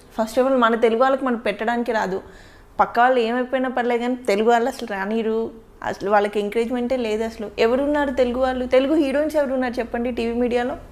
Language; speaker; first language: Telugu; native; Telugu